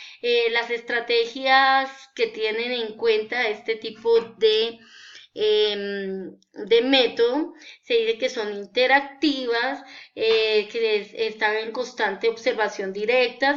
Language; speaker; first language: Spanish; native; Spanish